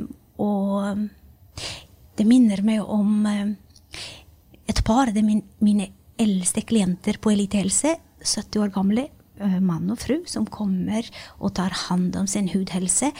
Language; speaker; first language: Norwegian; early bilingual, other home language; Albanian